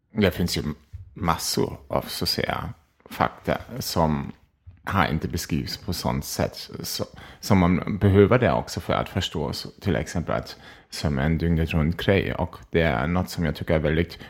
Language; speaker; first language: Swedish; non-native, fluent; German